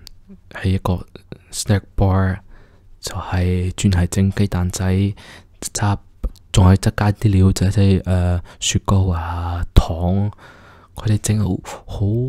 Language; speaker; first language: Cantonese; early bilingual, heritage; Cantonese